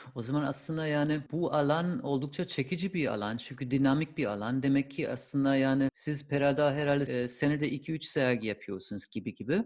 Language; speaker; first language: Turkish; non-native, fluent; German